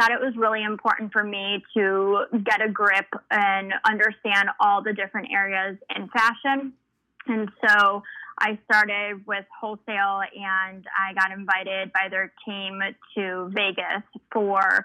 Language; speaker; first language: English; early bilingual, other home language; Spanish